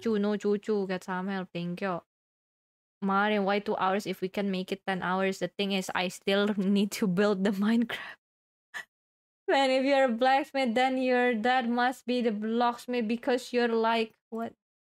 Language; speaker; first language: English; non-native, fluent; Indonesian